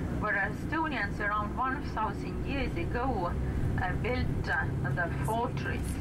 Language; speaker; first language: English; non-native, fluent; Estonian